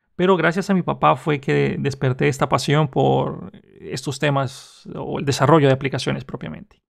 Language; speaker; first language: Spanish; native; Spanish